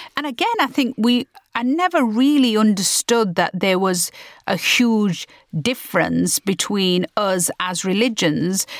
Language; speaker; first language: English; early bilingual, other home language; Punjabi